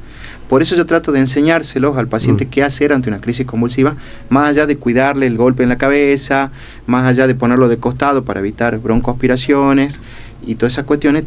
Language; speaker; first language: Spanish; native; Spanish